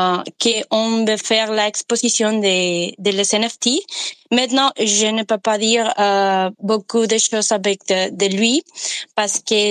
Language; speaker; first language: French; non-native, learner; Spanish